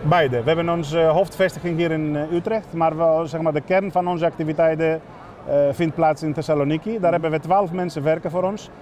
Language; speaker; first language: Dutch; non-native, fluent; Greek